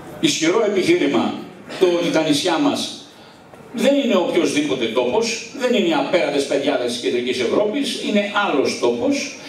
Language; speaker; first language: Greek; native; Greek